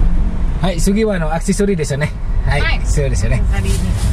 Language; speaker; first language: Japanese; non-native, learner; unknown